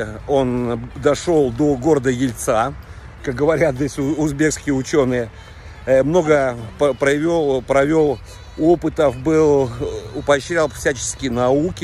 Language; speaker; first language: Russian; native; Russian